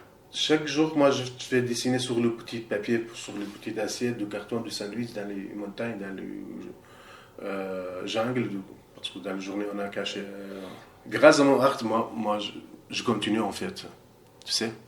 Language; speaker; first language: French; non-native, learner; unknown